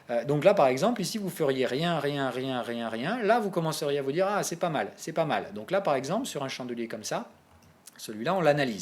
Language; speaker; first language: French; native; French